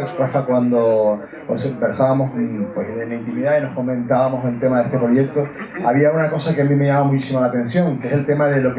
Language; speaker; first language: Spanish; native; Spanish